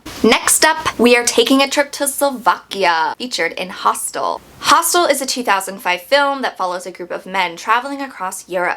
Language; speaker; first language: English; native; English